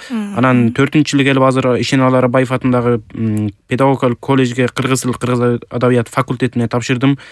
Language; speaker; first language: Kyrgyz; early bilingual, heritage; Kyrgyz